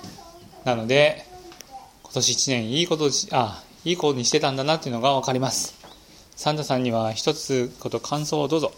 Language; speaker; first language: Japanese; native; Japanese